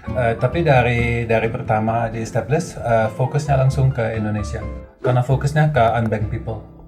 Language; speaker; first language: Indonesian; non-native, fluent; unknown